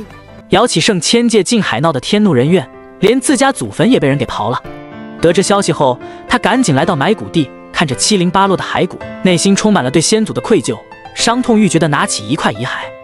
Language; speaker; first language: Chinese; native; Chinese